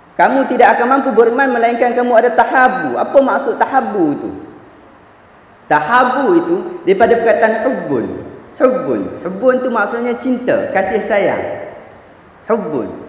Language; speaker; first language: Malay; native; Malay